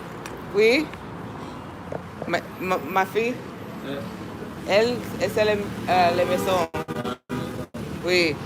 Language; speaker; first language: French; non-native, learner; English